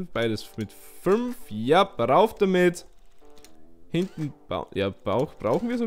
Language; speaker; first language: German; native; German